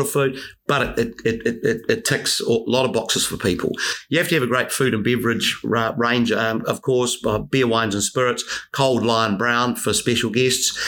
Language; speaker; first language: English; native; English